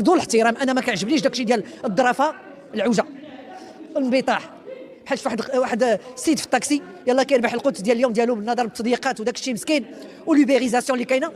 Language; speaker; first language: Arabic; native; Arabic